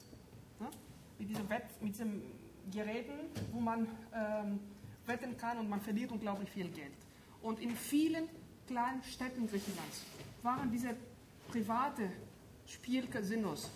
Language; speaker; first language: German; non-native, fluent; Greek